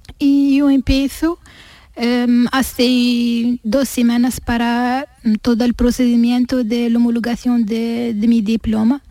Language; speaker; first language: Spanish; non-native, learner; Arabic